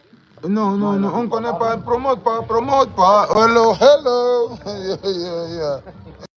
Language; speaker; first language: French; non-native, learner; Portuguese